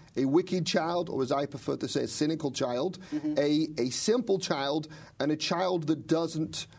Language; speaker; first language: English; native; English